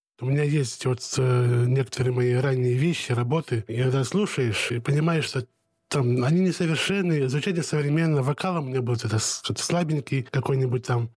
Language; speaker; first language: Russian; native; Russian